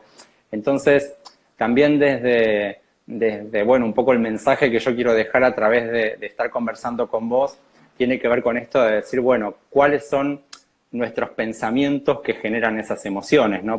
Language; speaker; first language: Spanish; native; Spanish